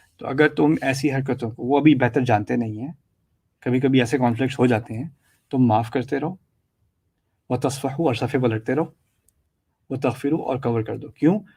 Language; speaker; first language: Urdu; early bilingual, heritage; Urdu